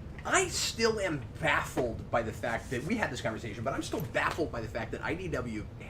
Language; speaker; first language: English; native; English